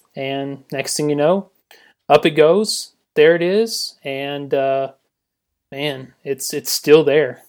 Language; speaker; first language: English; native; English